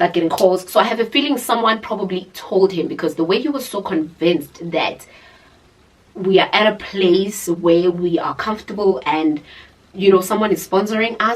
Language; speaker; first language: English; non-native, local second language; Zulu